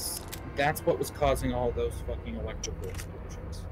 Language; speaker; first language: English; native; English